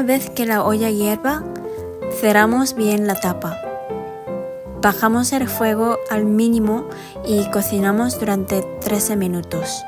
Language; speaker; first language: Spanish; non-native, fluent; Japanese